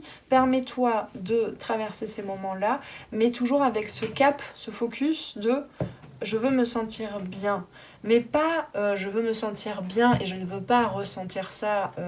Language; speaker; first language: French; native; French